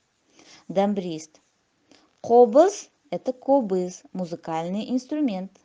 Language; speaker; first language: Russian; non-native, local second language; Kazakh